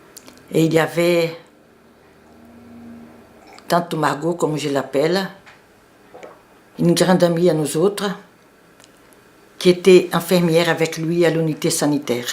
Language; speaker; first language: French; non-native, fluent; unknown